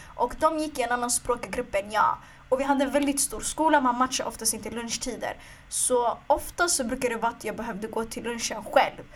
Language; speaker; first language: Swedish; early bilingual, other home language; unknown